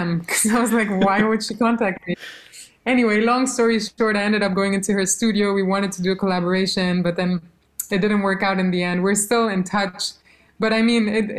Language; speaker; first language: English; non-native, fluent; Albanian